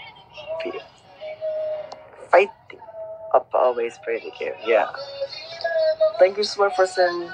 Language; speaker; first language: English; non-native, learner; Thai